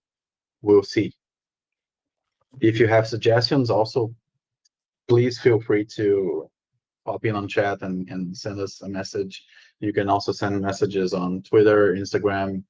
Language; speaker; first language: English; non-native, fluent; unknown